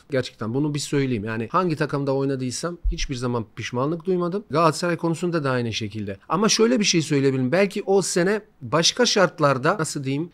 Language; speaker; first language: Turkish; non-native, fluent; Bosnian